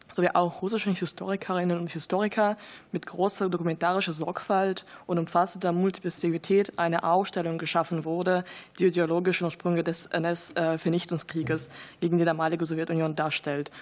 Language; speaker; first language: German; non-native, fluent; Russian